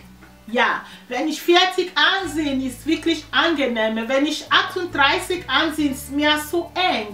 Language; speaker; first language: German; non-native, learner; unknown